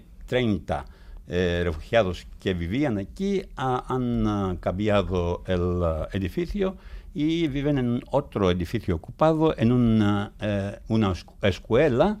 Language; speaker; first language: Spanish; non-native, fluent; Greek